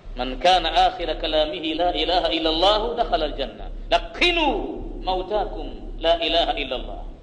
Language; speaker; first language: Swahili; native; Swahili